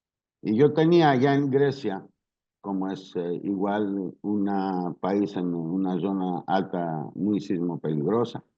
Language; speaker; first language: Spanish; non-native, learner; Greek